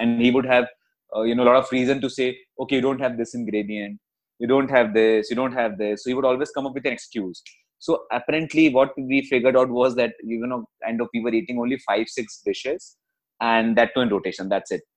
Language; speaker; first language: English; non-native, local second language; Hindi